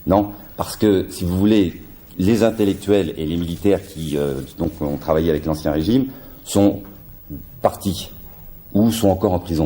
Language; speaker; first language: French; native; French